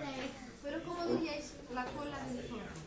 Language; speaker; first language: Spanish; non-native, local second language; Catalan